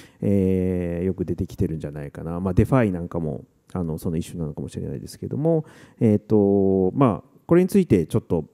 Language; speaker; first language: Japanese; native; Japanese